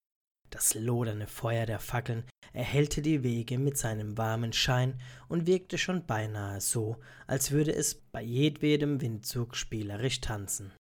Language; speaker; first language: German; native; German